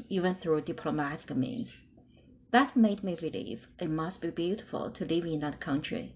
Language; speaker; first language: English; non-native, fluent; Chinese